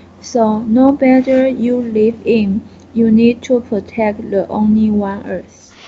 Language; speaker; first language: English; non-native, learner; Chinese